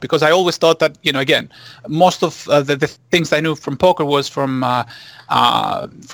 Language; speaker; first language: English; non-native, fluent; Greek